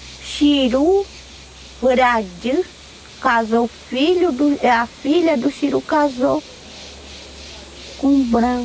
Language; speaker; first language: Portuguese; non-native, local second language; Guarani